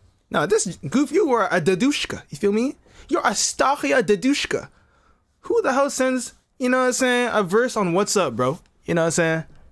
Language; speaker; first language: English; native; English